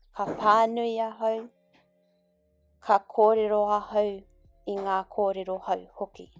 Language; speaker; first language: Māori; non-native, local second language; English